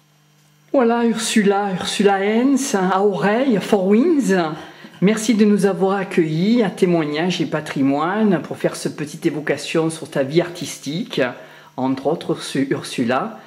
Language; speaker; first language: French; native; French